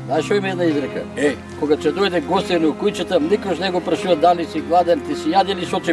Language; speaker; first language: Macedonian; native; Macedonian